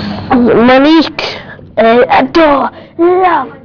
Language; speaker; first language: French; non-native, learner; English